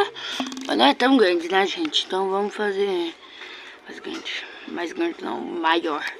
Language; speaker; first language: Portuguese; native; Portuguese